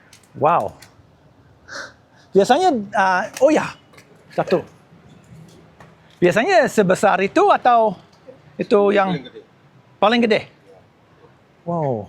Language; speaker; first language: Indonesian; non-native, learner; English